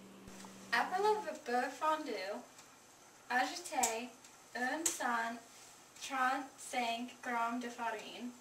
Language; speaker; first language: French; non-native, learner; English